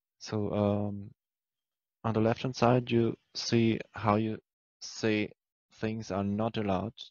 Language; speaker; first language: English; non-native, fluent; German